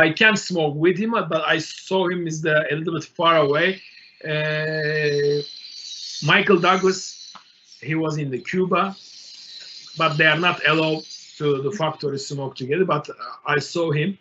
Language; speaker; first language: English; non-native, learner; Turkish